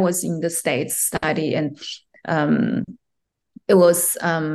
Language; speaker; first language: English; non-native, fluent; Chinese